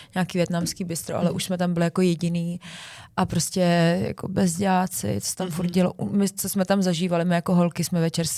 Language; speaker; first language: Czech; early bilingual, other home language; Arabic